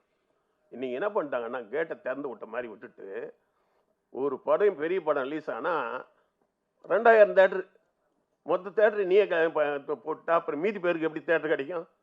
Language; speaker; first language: Tamil; native; Tamil